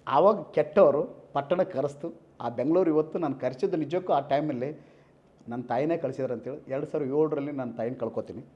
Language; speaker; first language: Kannada; native; Kannada